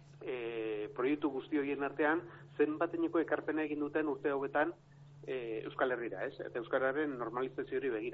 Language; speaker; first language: Basque; native; Basque